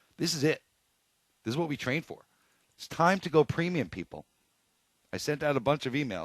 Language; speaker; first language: English; native; English